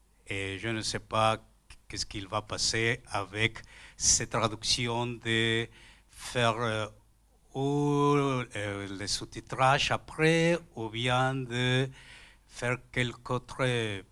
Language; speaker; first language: French; non-native, learner; Spanish